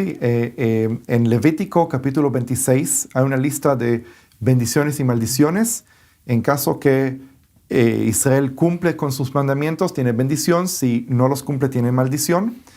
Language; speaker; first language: Spanish; early bilingual, heritage; Hebrew